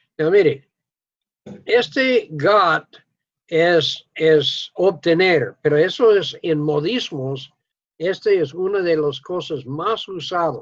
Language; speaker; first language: Spanish; non-native, fluent; English